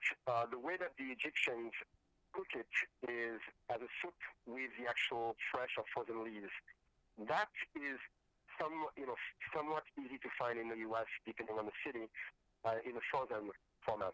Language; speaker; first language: English; non-native, fluent; French